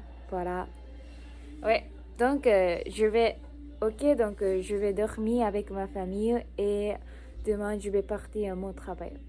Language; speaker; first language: French; non-native, learner; Japanese